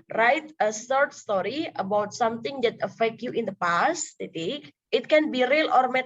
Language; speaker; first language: English; non-native, local second language; Indonesian